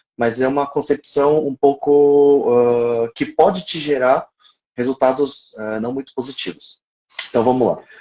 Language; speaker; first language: Portuguese; early bilingual, other home language; Japanese